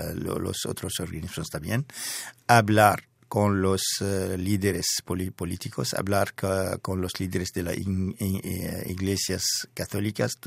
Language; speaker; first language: Spanish; non-native, fluent; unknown